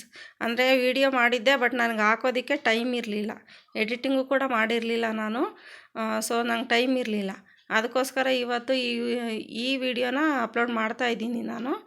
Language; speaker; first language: Kannada; native; Kannada